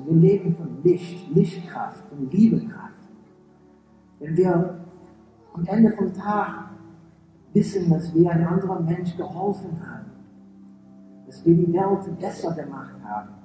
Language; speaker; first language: German; early bilingual, heritage; English